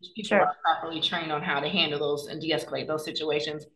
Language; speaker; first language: English; native; English